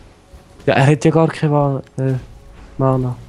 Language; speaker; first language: German; native; German